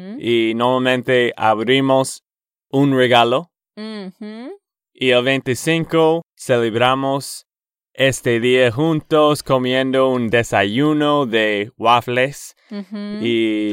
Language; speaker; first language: Spanish; non-native, learner; English